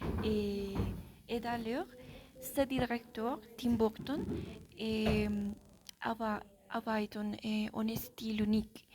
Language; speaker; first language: French; non-native, learner; Spanish